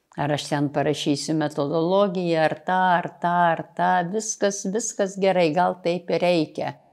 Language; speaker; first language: Lithuanian; native; Lithuanian